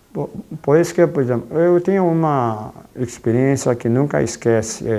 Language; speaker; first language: Portuguese; non-native, fluent; Japanese